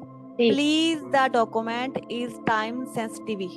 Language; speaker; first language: English; non-native, learner; Hindi